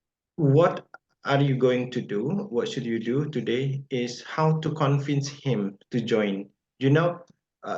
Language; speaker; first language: English; non-native, fluent; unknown